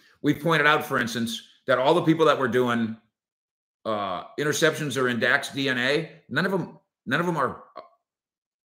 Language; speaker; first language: English; native; English